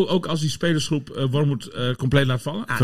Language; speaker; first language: Dutch; native; Dutch